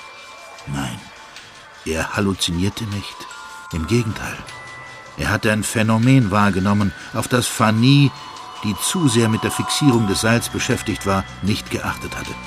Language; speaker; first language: German; native; German